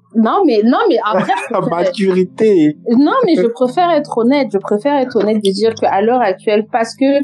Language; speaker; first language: French; native; French